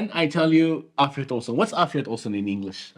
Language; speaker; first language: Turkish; non-native, fluent; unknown